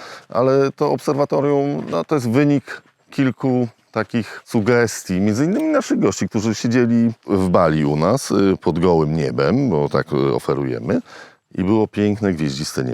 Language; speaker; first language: Polish; native; Polish